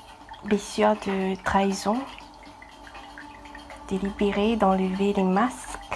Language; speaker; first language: French; non-native, fluent; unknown